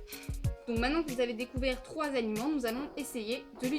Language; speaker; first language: French; native; French